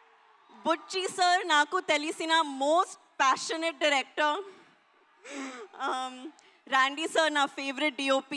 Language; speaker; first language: Telugu; non-native, learner; Hindi